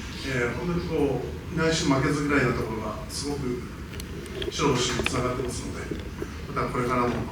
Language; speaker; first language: Japanese; native; Japanese